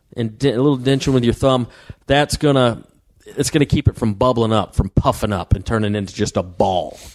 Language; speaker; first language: English; native; English